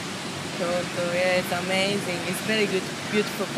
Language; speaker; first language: English; non-native, learner; Japanese